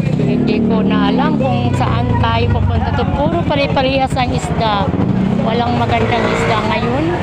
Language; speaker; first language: Filipino; native; Filipino